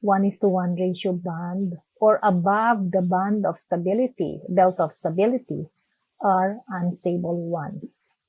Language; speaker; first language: English; non-native, local second language; Filipino